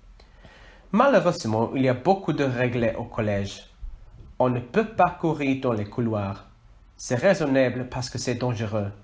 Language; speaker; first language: French; non-native, learner; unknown